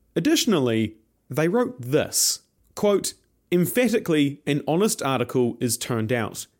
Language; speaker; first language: English; native; English